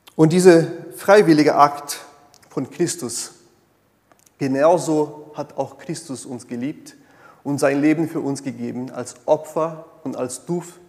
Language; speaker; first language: German; non-native, fluent; Portuguese